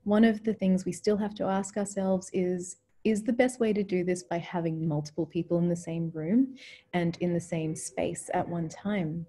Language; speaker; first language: English; native; English